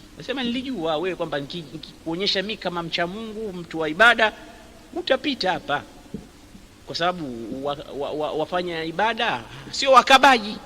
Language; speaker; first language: Swahili; native; Swahili